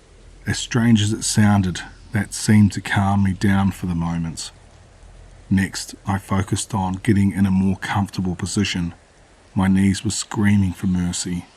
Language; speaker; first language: English; native; English